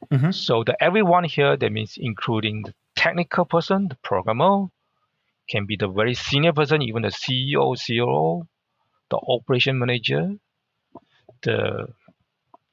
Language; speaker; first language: English; non-native, local second language; Hakka Chinese